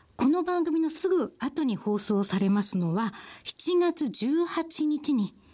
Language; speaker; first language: Japanese; native; Japanese